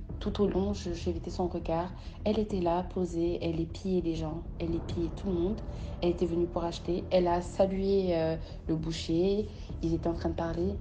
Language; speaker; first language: French; early bilingual, other home language; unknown